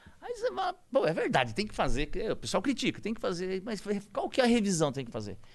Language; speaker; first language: Portuguese; native; Portuguese